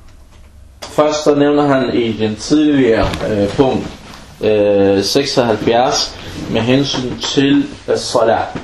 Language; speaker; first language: Danish; early bilingual, other home language; Arabic